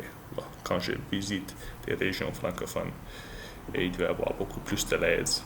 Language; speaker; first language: French; non-native, learner; English